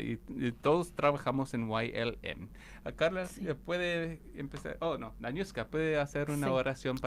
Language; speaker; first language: Spanish; non-native, fluent; English